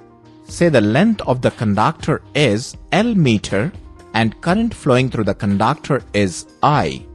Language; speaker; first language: English; non-native, local second language; Telugu